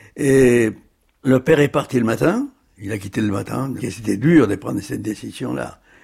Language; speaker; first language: French; early bilingual, other home language; Spanish